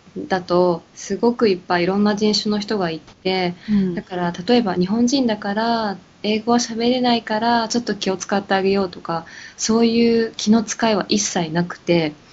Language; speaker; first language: Japanese; native; Japanese